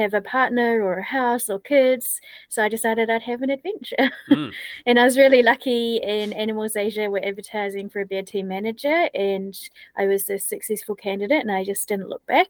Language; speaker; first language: English; native; English